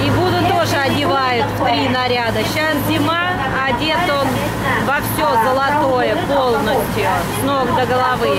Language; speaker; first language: Russian; native; Russian